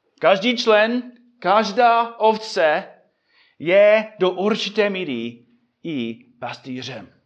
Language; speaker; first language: Czech; non-native, fluent; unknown